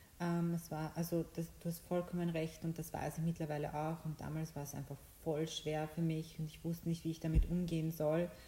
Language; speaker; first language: German; early bilingual, other home language; Bosnian